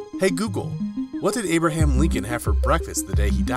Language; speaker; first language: English; native; English